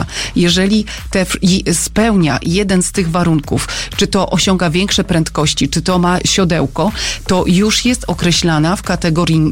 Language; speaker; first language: Polish; native; Polish